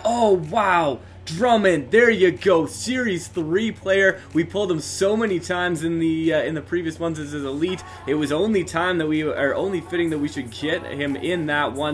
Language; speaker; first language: English; native; English